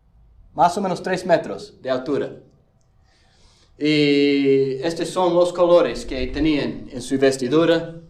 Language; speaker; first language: Spanish; non-native, fluent; English